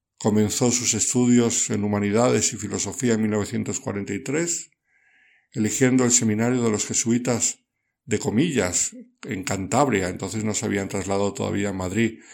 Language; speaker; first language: Spanish; native; Spanish